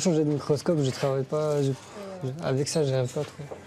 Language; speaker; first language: French; non-native, fluent; Persian